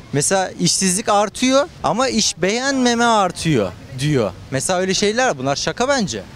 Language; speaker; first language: Turkish; native; Turkish